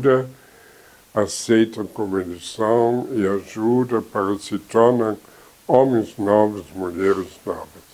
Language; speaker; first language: Portuguese; non-native, fluent; German